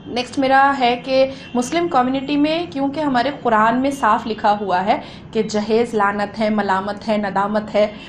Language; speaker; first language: Hindi; native; Hindi